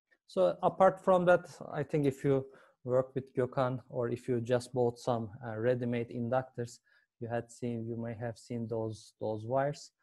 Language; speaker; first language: English; non-native, fluent; Turkish